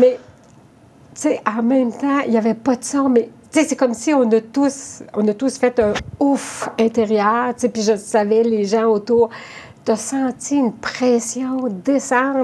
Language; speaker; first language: French; native; French